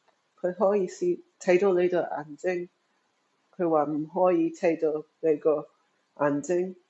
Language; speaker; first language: Cantonese; early bilingual, heritage; Cantonese